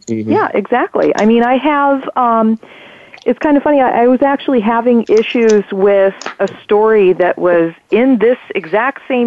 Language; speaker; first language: English; native; English